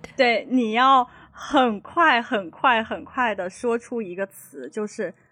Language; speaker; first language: Chinese; native; Chinese